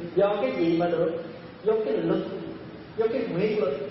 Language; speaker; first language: Vietnamese; early bilingual, heritage; Vietnamese